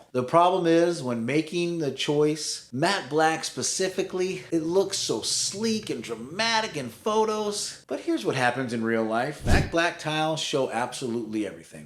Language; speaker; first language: English; native; English